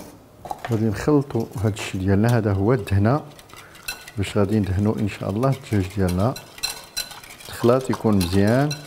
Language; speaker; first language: Arabic; native; Arabic